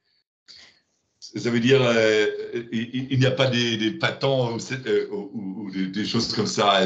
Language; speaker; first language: French; non-native, learner; German